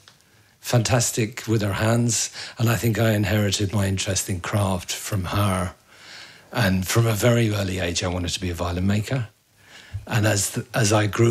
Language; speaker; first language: English; native; English